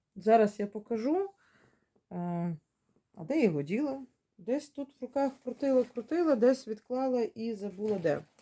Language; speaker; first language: Ukrainian; non-native, local second language; Russian